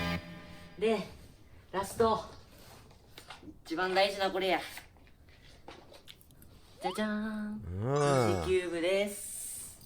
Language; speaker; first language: Japanese; native; Japanese